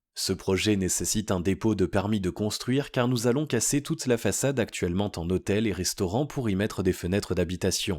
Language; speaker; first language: French; native; French